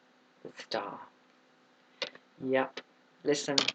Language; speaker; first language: English; native; English